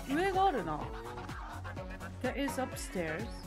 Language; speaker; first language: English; non-native, fluent; Japanese